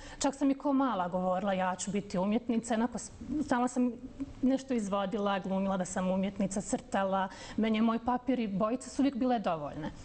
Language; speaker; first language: Bosnian; native; Bosnian